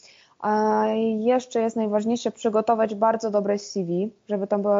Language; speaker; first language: Polish; non-native, fluent; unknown